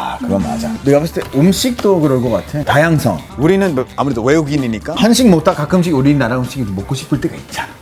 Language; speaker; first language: Korean; non-native, fluent; Spanish